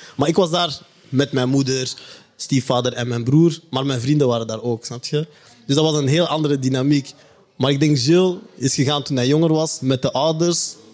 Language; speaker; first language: Dutch; native; Dutch